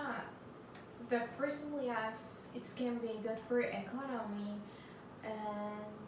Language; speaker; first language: English; non-native, learner; Turkish